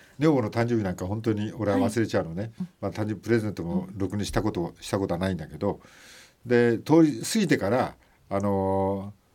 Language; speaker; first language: Japanese; native; Japanese